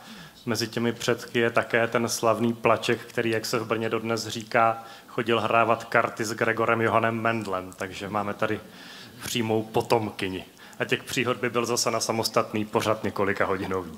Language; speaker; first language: Czech; native; Czech